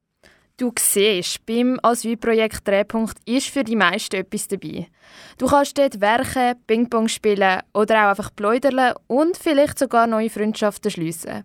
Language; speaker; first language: German; native; German